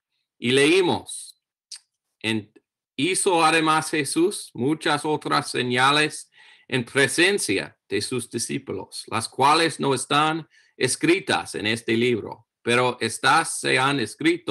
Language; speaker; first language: Spanish; non-native, learner; English